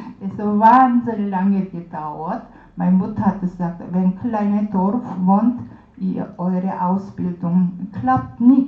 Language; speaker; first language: German; non-native, learner; Korean